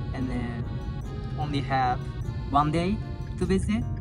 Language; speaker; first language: English; non-native, learner; Japanese